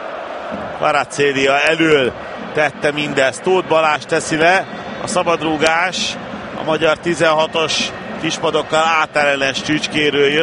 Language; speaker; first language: Hungarian; native; Hungarian